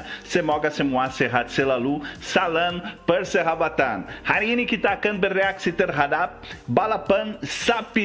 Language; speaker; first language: Indonesian; non-native, learner; Portuguese